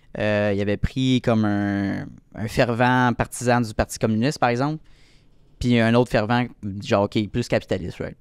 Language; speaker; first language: French; native; French